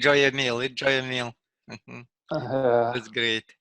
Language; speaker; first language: English; non-native, learner; Russian